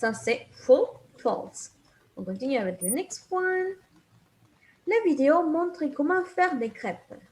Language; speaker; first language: French; non-native, fluent; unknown